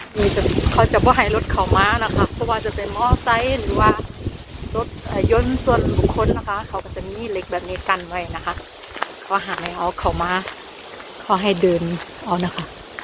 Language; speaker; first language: Thai; native; Thai